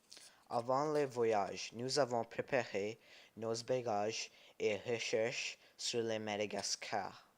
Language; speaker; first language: French; non-native, learner; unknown